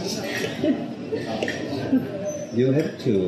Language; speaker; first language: English; non-native, learner; Korean